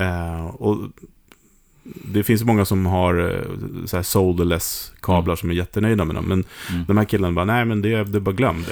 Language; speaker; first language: Swedish; native; Swedish